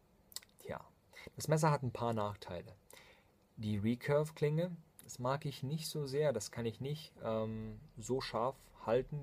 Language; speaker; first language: German; non-native, fluent; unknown